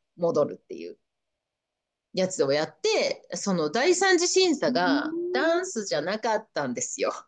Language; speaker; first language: Japanese; native; Japanese